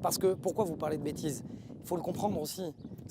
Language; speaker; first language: French; native; French